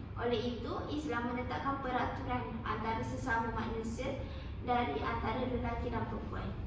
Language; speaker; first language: Malay; native; Malay